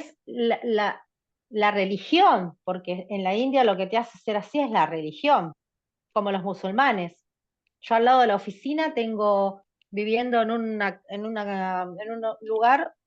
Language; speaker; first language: Spanish; native; Spanish